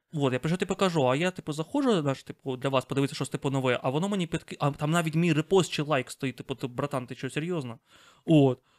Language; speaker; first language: Ukrainian; non-native, local second language; Russian